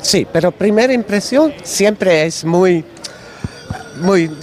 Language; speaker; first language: Spanish; non-native, learner; Dutch